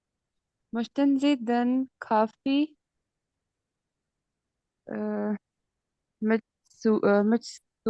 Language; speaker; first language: German; non-native, learner; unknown